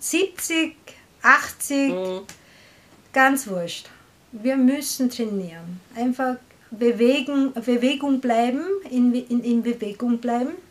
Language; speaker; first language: German; non-native, learner; Korean